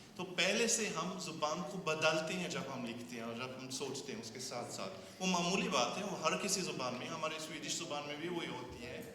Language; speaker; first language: Hindi; non-native, fluent; German